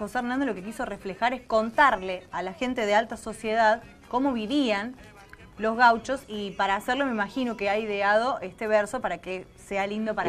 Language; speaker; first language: Spanish; native; Spanish